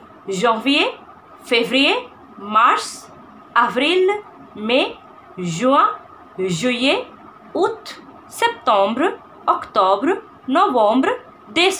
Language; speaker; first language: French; non-native, fluent; Hindi